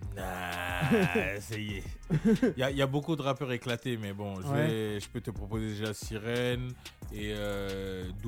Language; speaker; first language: French; native; French